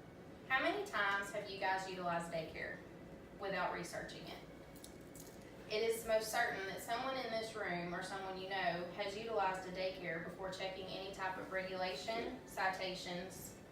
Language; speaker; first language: English; native; English